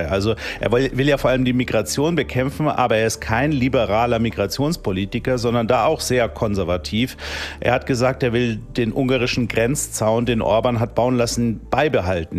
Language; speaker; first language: German; native; German